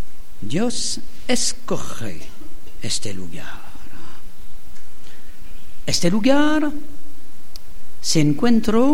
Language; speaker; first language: Spanish; non-native, fluent; French